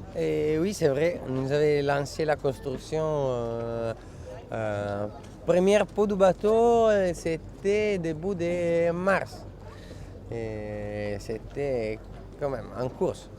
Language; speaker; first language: French; non-native, fluent; Italian